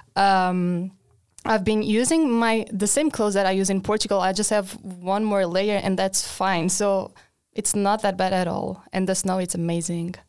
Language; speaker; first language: English; non-native, fluent; Portuguese